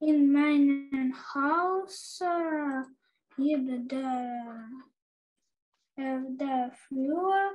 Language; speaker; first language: German; non-native, learner; Ukrainian